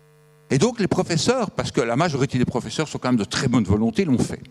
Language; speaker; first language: French; native; French